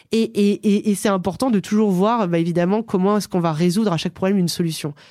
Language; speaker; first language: French; native; French